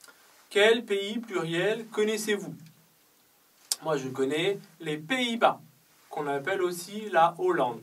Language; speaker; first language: French; non-native, fluent; Chinese